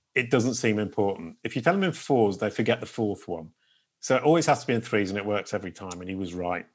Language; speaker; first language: English; native; English